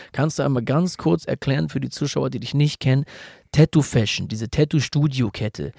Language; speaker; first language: German; native; German